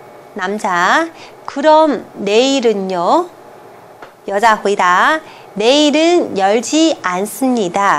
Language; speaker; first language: Korean; non-native, fluent; Chinese